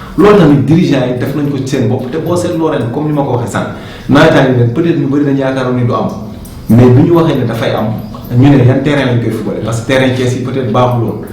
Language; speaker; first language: Wolof; native; Wolof